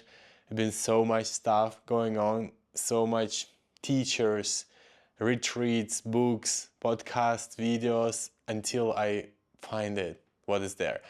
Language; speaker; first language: English; non-native, fluent; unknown